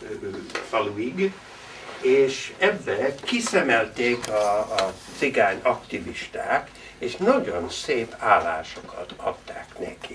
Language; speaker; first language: Hungarian; non-native, learner; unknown